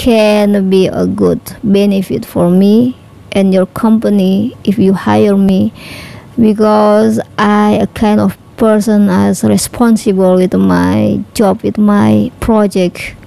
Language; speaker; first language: English; non-native, learner; Indonesian